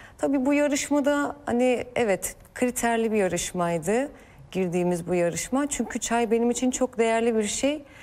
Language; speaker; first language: Turkish; native; Turkish